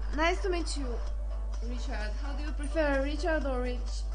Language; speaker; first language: English; non-native, fluent; Romanian